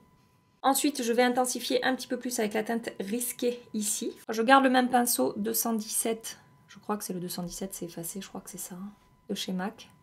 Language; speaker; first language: French; native; French